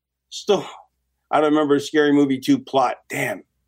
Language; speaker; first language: English; native; English